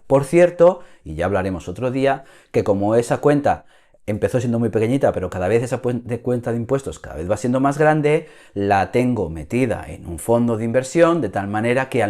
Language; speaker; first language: Spanish; native; Spanish